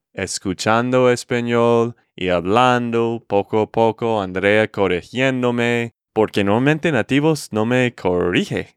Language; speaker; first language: Spanish; non-native, learner; English